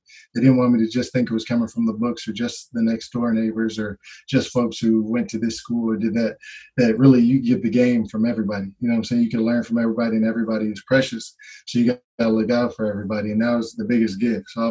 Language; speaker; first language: English; native; English